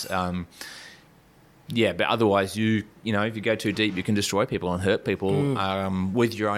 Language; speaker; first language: English; native; English